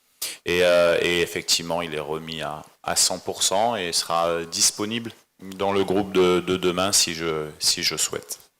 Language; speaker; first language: French; native; French